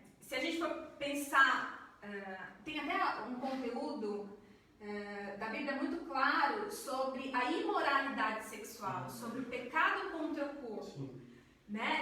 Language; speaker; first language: Portuguese; native; Portuguese